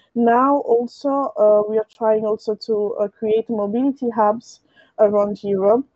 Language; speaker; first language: English; early bilingual, other home language; French